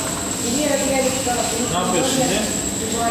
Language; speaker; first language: Turkish; native; Turkish